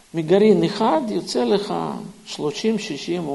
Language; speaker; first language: Hebrew; non-native, fluent; Russian